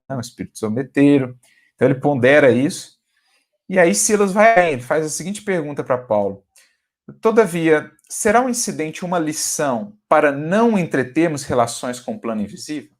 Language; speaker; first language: Portuguese; native; Portuguese